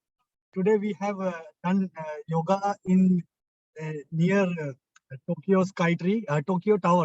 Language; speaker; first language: English; non-native, local second language; Hindi